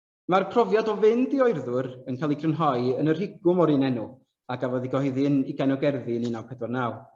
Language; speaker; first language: Welsh; native; Welsh